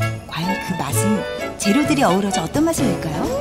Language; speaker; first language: Korean; native; Korean